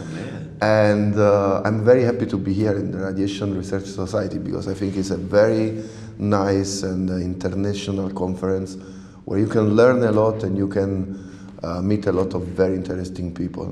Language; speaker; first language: English; non-native, fluent; Italian